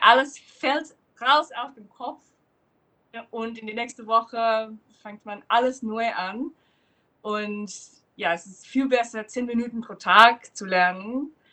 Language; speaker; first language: German; non-native, fluent; English